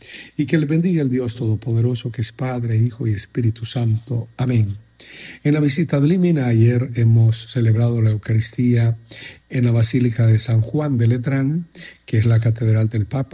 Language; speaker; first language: Spanish; native; Spanish